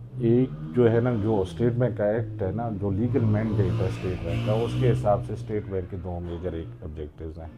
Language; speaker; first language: Urdu; non-native, local second language; Baluchi